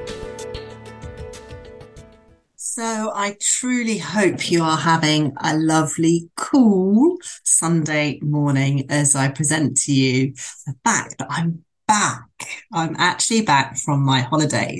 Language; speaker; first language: English; native; English